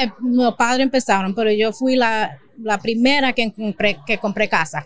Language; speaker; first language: Spanish; early bilingual, heritage; Spanish